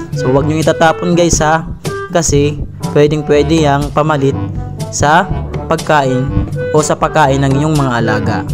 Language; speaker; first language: Filipino; non-native, local second language; Waray